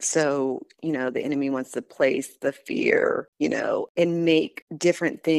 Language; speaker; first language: English; native; English